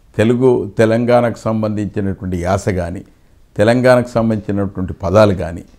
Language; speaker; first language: Telugu; native; Telugu